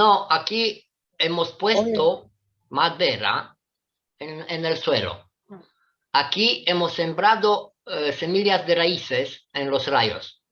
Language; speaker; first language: Spanish; non-native, fluent; Italian